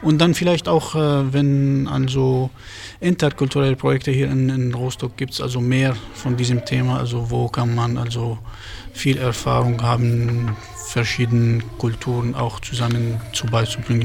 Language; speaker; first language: German; non-native, learner; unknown